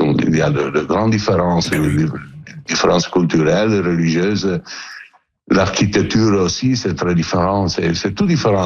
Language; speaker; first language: French; non-native, learner; Italian